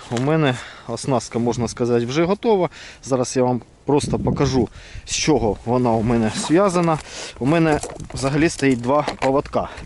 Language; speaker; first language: Ukrainian; native; Ukrainian